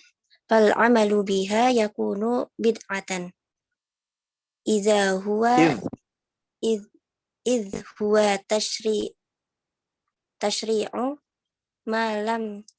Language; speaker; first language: Arabic; non-native, learner; Indonesian